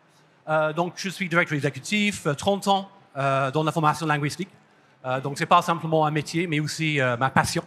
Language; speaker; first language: French; non-native, fluent; English